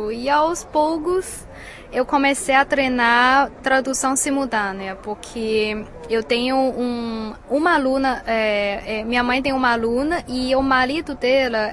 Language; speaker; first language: Portuguese; non-native, fluent; Chinese